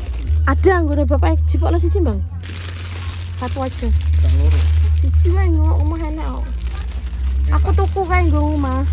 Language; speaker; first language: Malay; non-native, local second language; Javanese